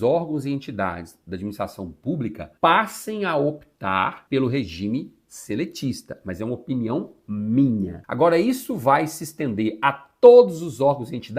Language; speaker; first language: Portuguese; native; Portuguese